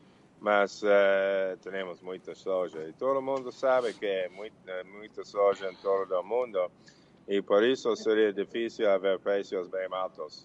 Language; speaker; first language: Portuguese; non-native, learner; English